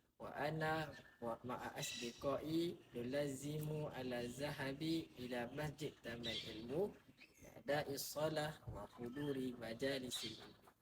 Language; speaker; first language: Arabic; non-native, learner; Malay